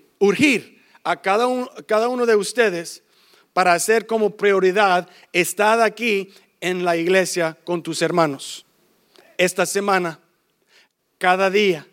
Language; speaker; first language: Spanish; early bilingual, heritage; English